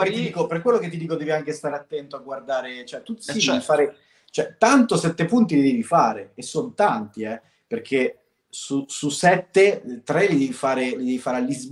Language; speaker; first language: Italian; native; Italian